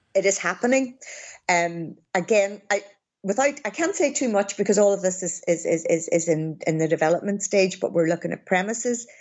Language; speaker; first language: English; native; English